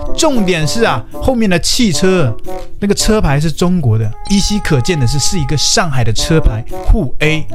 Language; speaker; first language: Chinese; native; Chinese